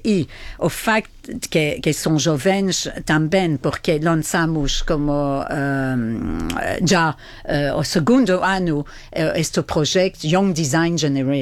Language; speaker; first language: Portuguese; non-native, fluent; French